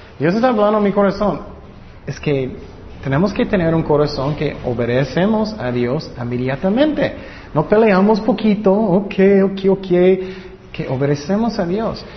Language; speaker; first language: Spanish; non-native, fluent; English